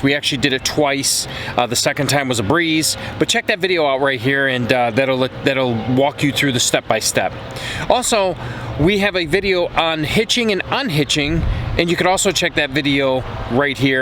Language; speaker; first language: English; native; English